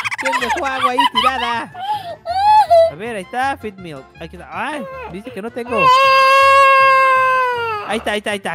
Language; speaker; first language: Spanish; native; Spanish